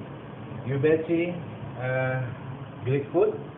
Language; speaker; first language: English; non-native, learner; Indonesian